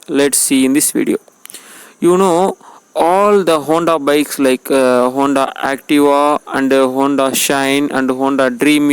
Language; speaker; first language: English; non-native, local second language; Tamil